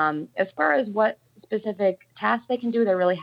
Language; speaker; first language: English; native; English